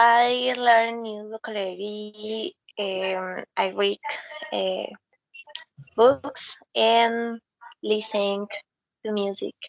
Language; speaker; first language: English; non-native, learner; Spanish